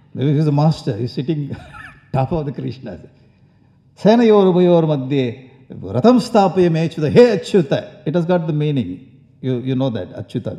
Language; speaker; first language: English; non-native, local second language; Tamil